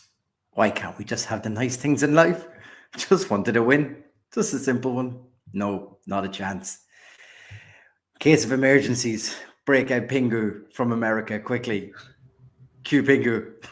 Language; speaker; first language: English; native; English